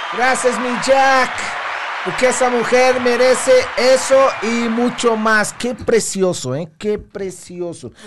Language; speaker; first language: Spanish; non-native, fluent; Portuguese